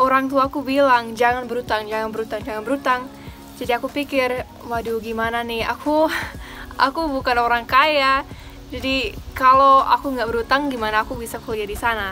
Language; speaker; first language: Indonesian; non-native, fluent; English